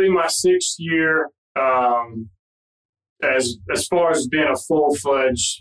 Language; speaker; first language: English; native; English